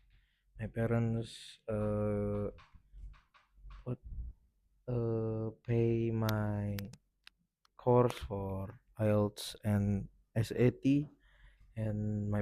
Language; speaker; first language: English; non-native, learner; Indonesian